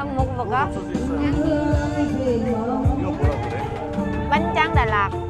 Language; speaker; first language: Korean; non-native, learner; Vietnamese